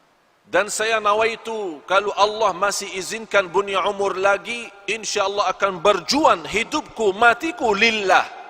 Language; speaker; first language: Indonesian; non-native, fluent; Arabic